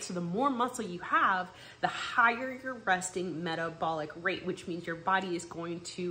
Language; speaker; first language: English; native; English